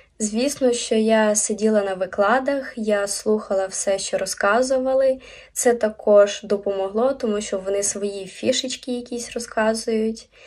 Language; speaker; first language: Ukrainian; native; Ukrainian